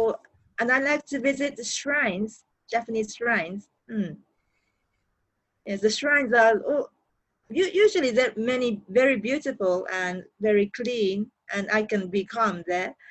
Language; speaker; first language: English; non-native, learner; Japanese